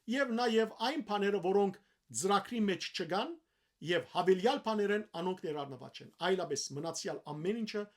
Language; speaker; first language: Armenian; early bilingual, heritage; Armenian